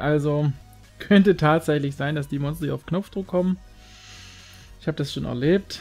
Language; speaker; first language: German; native; German